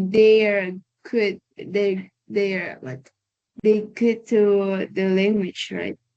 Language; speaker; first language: English; non-native, learner; Indonesian